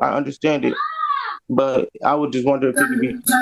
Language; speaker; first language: English; native; English